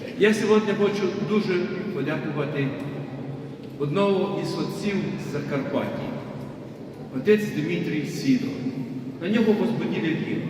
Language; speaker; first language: Ukrainian; non-native, local second language; Russian